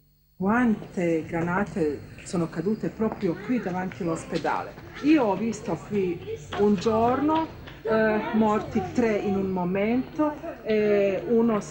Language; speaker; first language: Italian; non-native, fluent; Bosnian